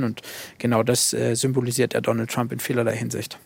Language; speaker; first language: German; native; German